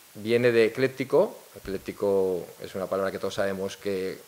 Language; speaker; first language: Spanish; non-native, local second language; Catalan